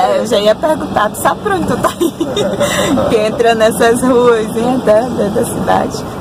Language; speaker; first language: Portuguese; native; Portuguese